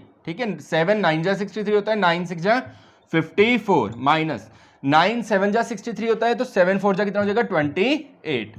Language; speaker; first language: Hindi; native; Hindi